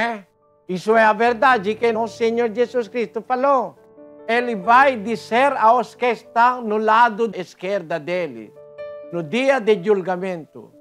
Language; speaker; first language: Portuguese; non-native, fluent; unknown